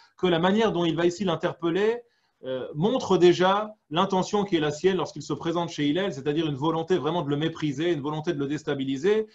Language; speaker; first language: French; native; French